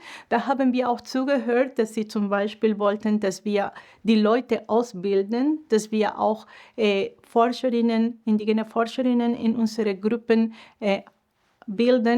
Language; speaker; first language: German; non-native, fluent; Spanish